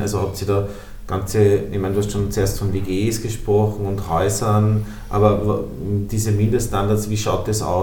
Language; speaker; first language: German; native; German